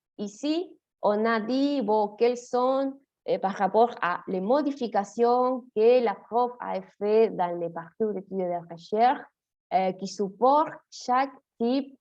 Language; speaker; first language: French; non-native, fluent; Spanish